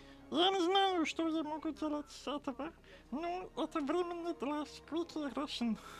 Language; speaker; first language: Russian; non-native, learner; English